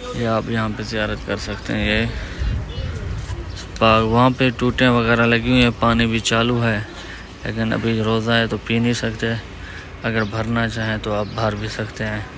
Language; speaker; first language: Urdu; non-native, local second language; Punjabi